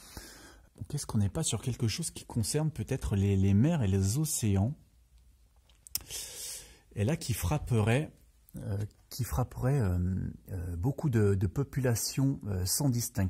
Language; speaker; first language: French; native; French